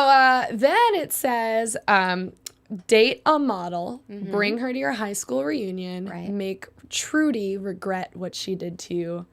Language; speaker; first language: English; native; English